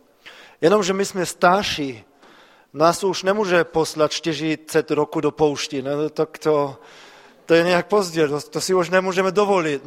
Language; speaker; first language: Czech; non-native, fluent; German